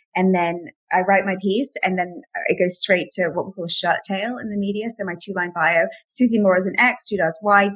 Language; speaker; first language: English; native; English